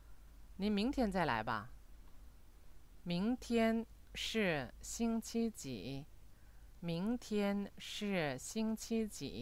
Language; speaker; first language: Chinese; non-native, fluent; Korean